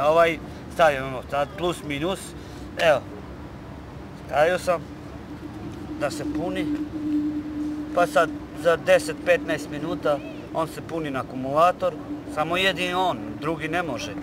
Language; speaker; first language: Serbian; non-native, local second language; Romany